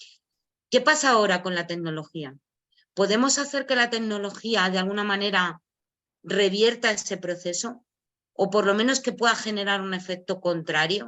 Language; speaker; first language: Spanish; native; Spanish